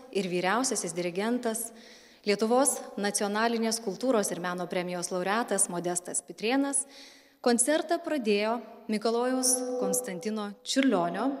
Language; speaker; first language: Lithuanian; native; Lithuanian